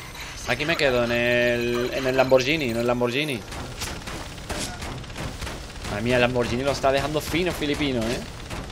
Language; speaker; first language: Spanish; native; Spanish